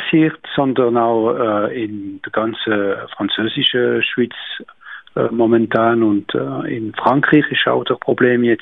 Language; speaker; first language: German; non-native, local second language; French